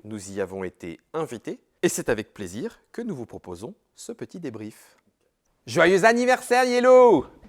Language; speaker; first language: French; native; French